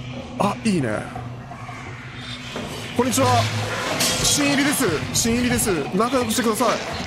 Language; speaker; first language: Japanese; native; Japanese